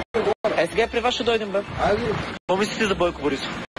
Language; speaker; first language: Bulgarian; native; Bulgarian